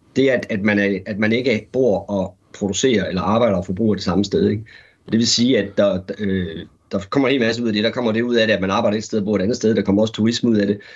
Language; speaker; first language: Danish; native; Danish